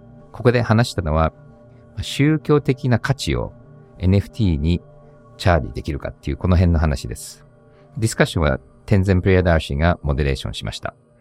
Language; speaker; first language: Japanese; early bilingual, heritage; Japanese